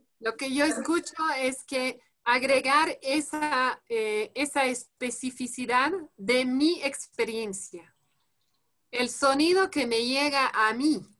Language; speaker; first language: Spanish; non-native, fluent; French